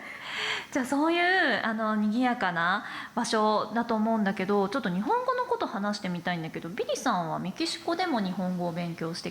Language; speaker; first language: Japanese; native; Japanese